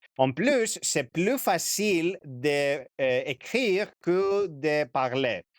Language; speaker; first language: French; non-native, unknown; Greek